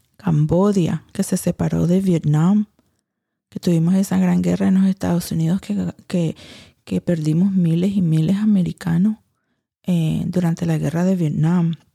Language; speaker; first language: Spanish; early bilingual, heritage; Spanish